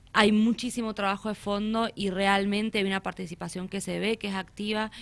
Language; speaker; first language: Spanish; native; Spanish